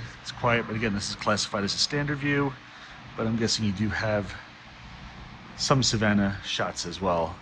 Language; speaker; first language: English; native; English